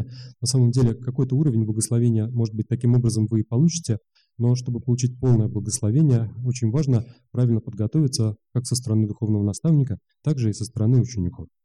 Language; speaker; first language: Russian; native; Russian